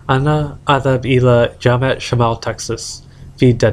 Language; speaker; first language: Arabic; non-native, learner; English